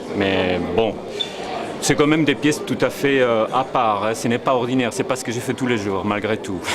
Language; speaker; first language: French; non-native, fluent; Spanish